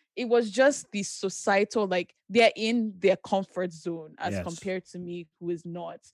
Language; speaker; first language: English; non-native, local second language; Yoruba